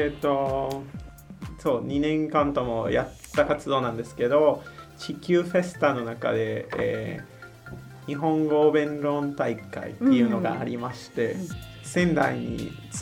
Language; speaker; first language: Japanese; non-native, fluent; Spanish